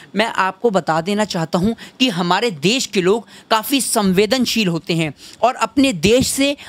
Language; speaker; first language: Hindi; native; Hindi